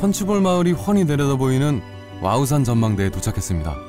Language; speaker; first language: Korean; native; Korean